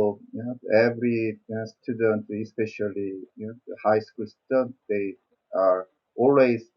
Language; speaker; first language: English; non-native, learner; Korean